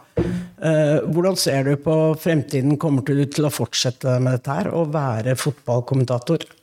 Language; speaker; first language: Norwegian; native; Norwegian